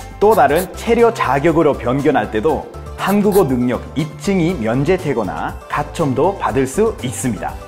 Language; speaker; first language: Korean; non-native, fluent; Spanish